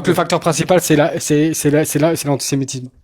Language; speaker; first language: French; native; French